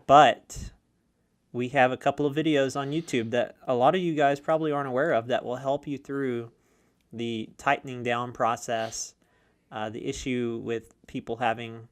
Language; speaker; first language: English; native; English